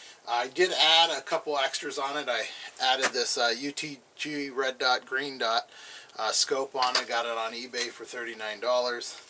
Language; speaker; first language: English; native; English